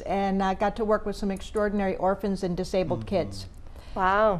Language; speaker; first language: English; native; English